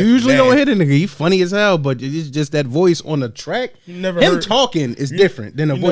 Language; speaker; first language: English; native; English